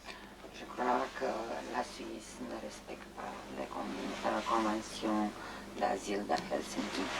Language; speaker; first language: French; non-native, fluent; Romanian